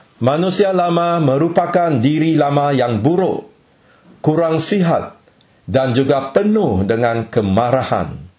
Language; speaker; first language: Malay; non-native, local second language; Chinese